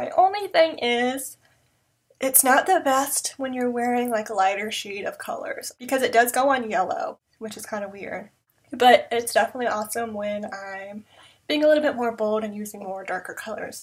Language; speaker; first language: English; native; English